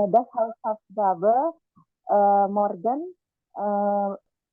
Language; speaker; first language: German; non-native, learner; Indonesian